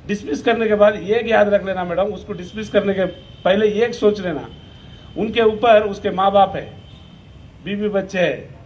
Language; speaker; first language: Hindi; non-native, local second language; Lambadi